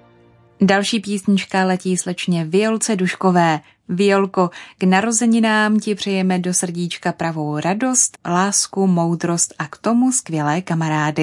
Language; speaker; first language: Czech; native; Czech